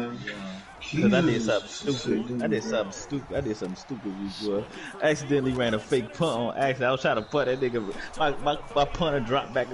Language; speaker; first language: English; native; English